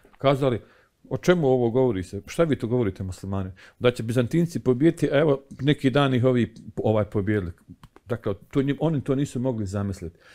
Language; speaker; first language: Bosnian; native; Bosnian